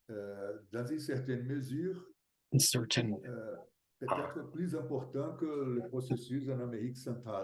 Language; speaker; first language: French; non-native, fluent; Portuguese